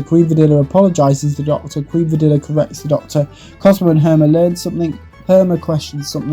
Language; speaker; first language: English; native; English